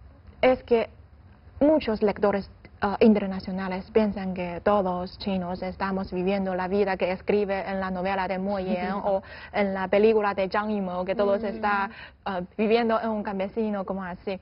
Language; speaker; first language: Spanish; non-native, fluent; Chinese